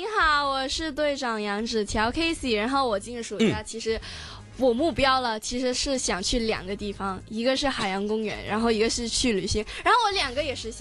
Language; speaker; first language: Chinese; non-native, local second language; Cantonese